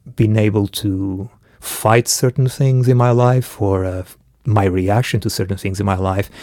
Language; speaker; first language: English; early bilingual, other home language; Portuguese